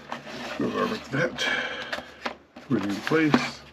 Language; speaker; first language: English; native; English